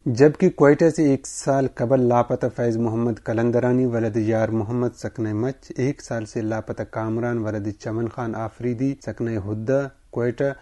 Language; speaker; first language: Urdu; non-native, local second language; Baluchi